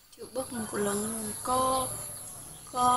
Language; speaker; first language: Vietnamese; non-native, local second language; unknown